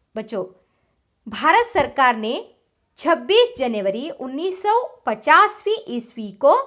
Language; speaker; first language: Hindi; non-native, local second language; Kannada